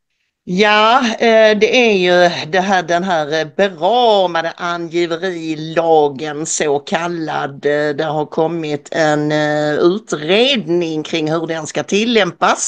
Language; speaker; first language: Swedish; native; Swedish